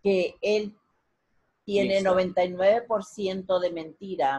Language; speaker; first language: Spanish; native; Spanish